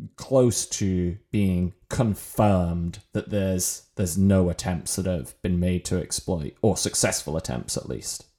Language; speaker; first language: English; native; English